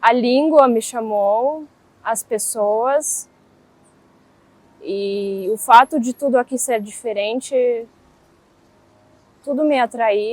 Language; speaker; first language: Portuguese; non-native, fluent; Russian